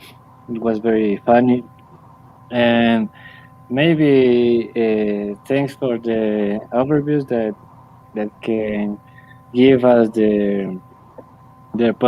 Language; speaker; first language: English; non-native, learner; Spanish